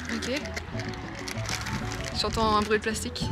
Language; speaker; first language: French; native; French